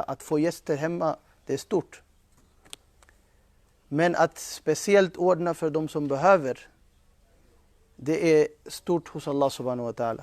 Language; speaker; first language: Swedish; non-native, fluent; Urdu